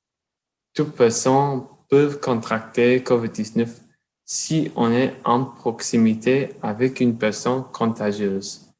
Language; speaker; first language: French; non-native, learner; English